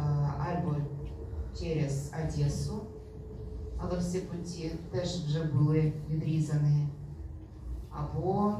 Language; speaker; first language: Ukrainian; non-native, fluent; Russian